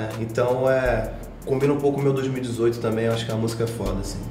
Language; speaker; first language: Portuguese; native; Portuguese